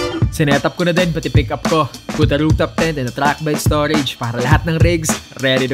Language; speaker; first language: Filipino; native; Filipino